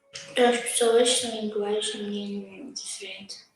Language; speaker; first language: Portuguese; early bilingual, other home language; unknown